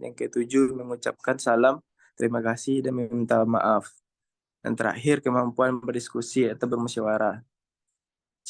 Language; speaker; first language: Indonesian; native; Indonesian